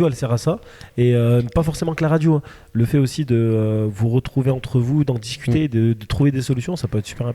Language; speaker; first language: French; native; French